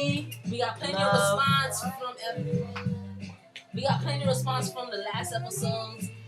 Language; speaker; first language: English; early bilingual, other home language; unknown